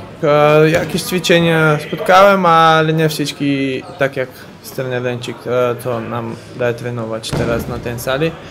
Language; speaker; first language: Polish; non-native, learner; Bulgarian